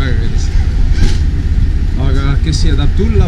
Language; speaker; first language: Estonian; native; Estonian